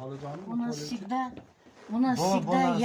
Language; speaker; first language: Russian; non-native, local second language; Uzbek